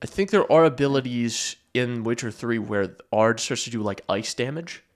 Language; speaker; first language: English; native; English